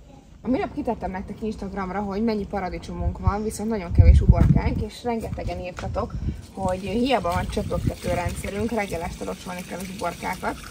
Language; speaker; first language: Hungarian; native; Hungarian